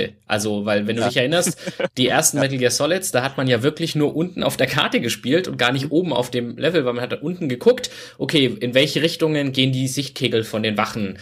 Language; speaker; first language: German; native; German